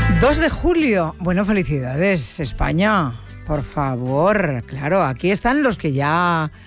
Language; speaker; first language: Spanish; native; Spanish